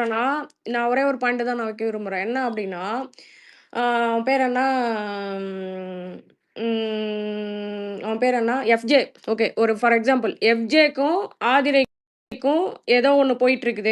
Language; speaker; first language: Tamil; native; Tamil